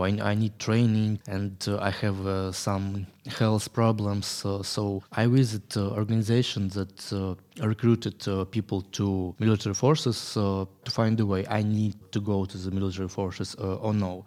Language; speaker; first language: English; non-native, learner; Ukrainian